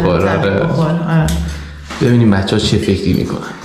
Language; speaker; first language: Persian; native; Persian